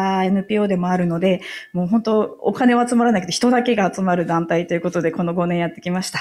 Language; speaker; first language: Japanese; native; Japanese